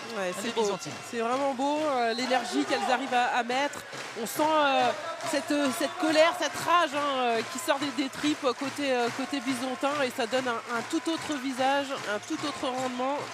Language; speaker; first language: French; native; French